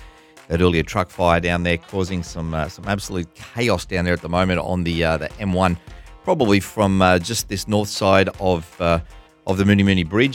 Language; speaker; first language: English; native; English